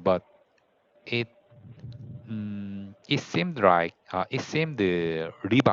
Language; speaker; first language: English; non-native, learner; Korean